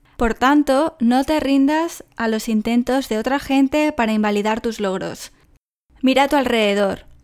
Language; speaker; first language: Spanish; native; Spanish